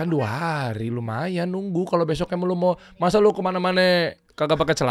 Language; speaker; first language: Indonesian; native; Indonesian